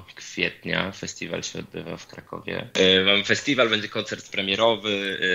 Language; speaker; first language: Polish; native; Polish